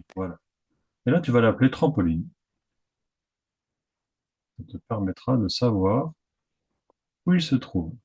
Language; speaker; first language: French; native; French